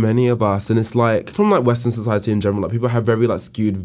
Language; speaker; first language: English; native; English